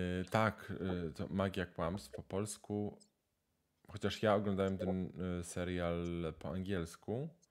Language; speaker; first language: Polish; native; Polish